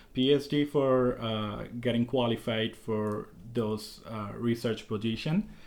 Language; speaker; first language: English; non-native, local second language; Bangla